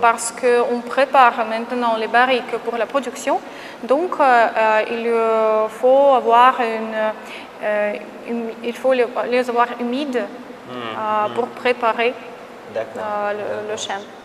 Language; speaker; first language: French; non-native, fluent; Russian